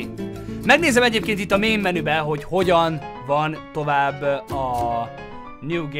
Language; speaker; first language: Hungarian; native; Hungarian